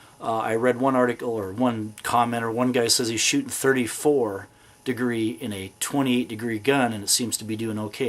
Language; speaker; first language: English; native; English